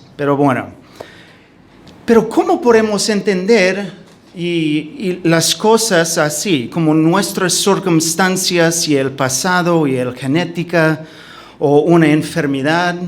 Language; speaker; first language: Spanish; non-native, fluent; English